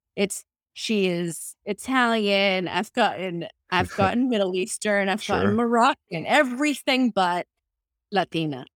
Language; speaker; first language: English; early bilingual, other home language; Spanish